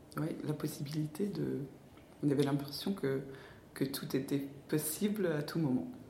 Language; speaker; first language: French; non-native, fluent; Danish